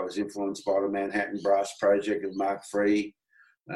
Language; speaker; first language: English; native; English